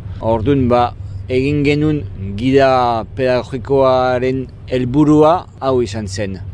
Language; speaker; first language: Basque; non-native, fluent; French